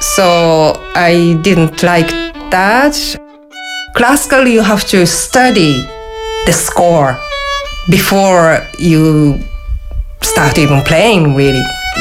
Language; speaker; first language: English; non-native, fluent; Japanese